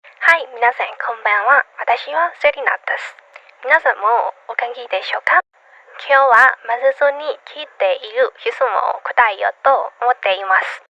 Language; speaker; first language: Japanese; non-native, learner; Burmese